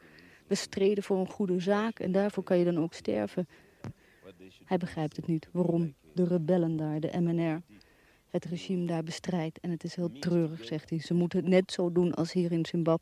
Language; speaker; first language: Dutch; native; Dutch